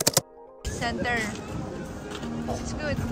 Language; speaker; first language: English; non-native, local second language; Filipino